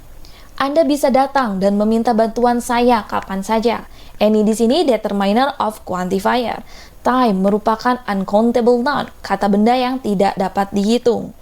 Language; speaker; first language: Indonesian; native; Indonesian